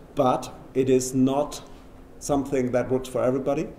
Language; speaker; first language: English; non-native, fluent; German